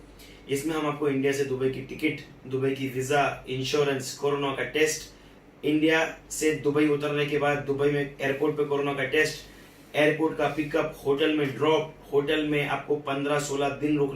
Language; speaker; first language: Hindi; native; Hindi